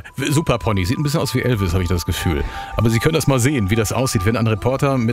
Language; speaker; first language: German; native; German